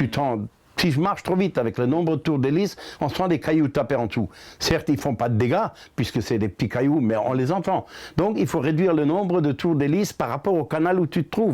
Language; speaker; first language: French; native; French